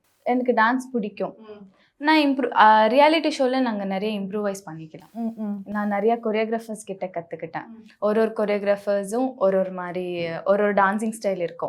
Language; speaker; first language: Tamil; non-native, local second language; Bangla